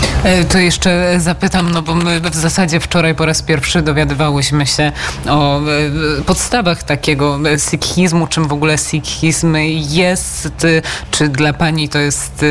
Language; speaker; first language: Polish; native; Polish